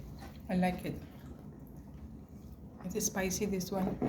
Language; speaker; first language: English; non-native, local second language; Filipino